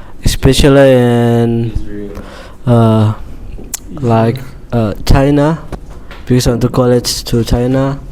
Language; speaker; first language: English; non-native, learner; Indonesian